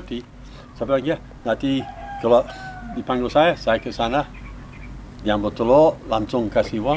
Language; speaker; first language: Indonesian; non-native, learner; English